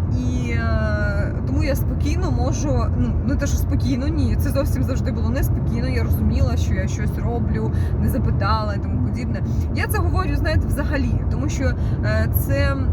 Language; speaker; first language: Ukrainian; non-native, local second language; Russian